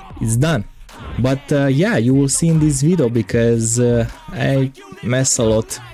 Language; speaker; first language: English; non-native, fluent; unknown